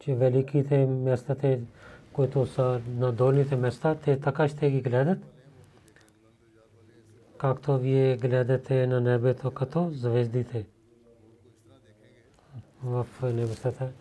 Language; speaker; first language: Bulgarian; non-native, learner; Urdu